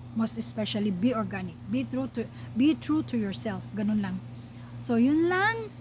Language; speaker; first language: Filipino; non-native, local second language; Cebuano